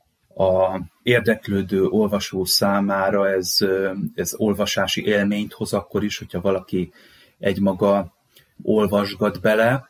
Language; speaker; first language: Hungarian; native; Hungarian